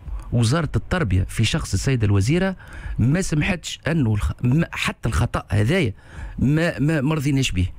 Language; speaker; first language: Arabic; native; Arabic